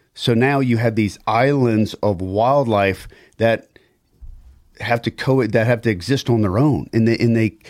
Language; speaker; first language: English; native; English